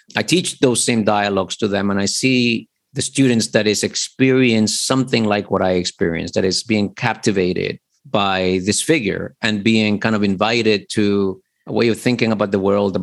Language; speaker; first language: English; early bilingual, other home language; Spanish